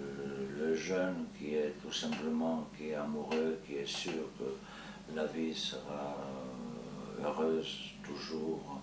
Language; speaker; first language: French; non-native, fluent; Georgian